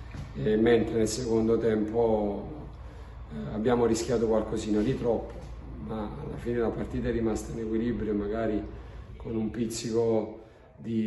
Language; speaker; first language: Italian; native; Italian